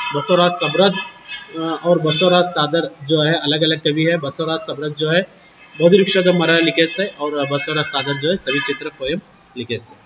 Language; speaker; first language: Hindi; non-native, local second language; Kannada